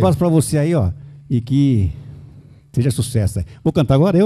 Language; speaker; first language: Portuguese; native; Portuguese